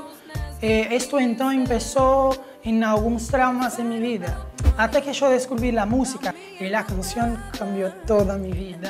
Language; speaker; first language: Spanish; non-native, fluent; Portuguese